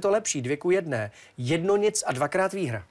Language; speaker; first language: Czech; native; Czech